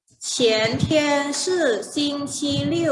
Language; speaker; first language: Chinese; non-native, fluent; Thai